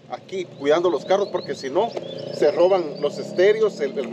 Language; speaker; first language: Spanish; native; Spanish